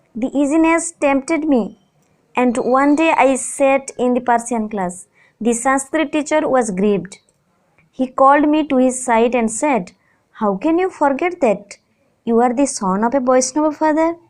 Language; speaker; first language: English; non-native, local second language; Odia